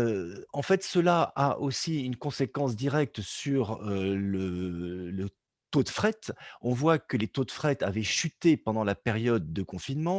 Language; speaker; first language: French; native; French